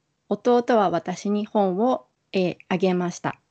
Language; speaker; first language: Japanese; native; Japanese